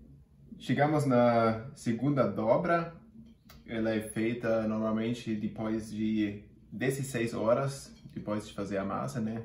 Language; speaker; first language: Portuguese; non-native, fluent; German